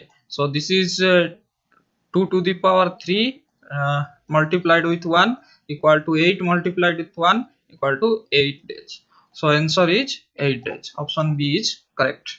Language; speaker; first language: English; non-native, local second language; Hindi